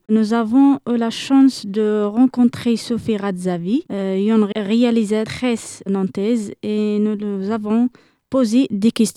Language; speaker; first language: French; non-native, local second language; Arabic